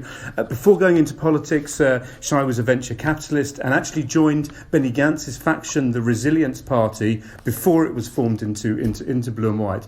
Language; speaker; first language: English; native; English